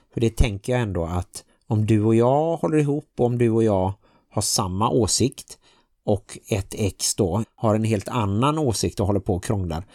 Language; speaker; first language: Swedish; native; Swedish